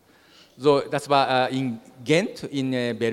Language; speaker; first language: German; non-native, learner; Japanese